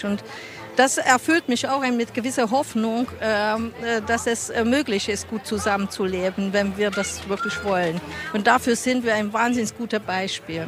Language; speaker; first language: German; non-native, fluent; Hungarian